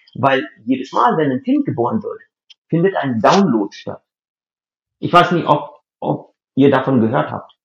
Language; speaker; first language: German; non-native, fluent; English